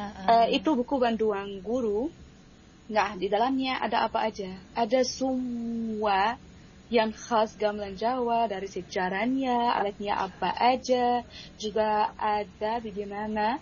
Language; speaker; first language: Indonesian; non-native, fluent; Arabic